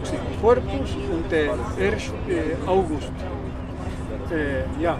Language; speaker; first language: German; early bilingual, heritage; Spanish